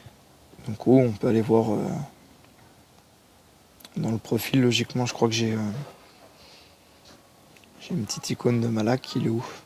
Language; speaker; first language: French; native; French